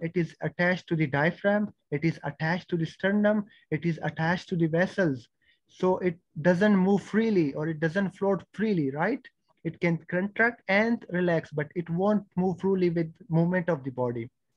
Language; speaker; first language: English; non-native, fluent; Persian